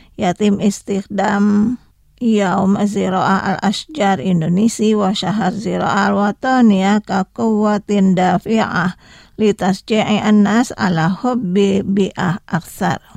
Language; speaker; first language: Arabic; non-native, fluent; Indonesian